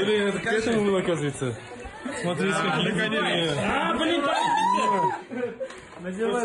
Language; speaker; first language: Russian; non-native, local second language; Tatar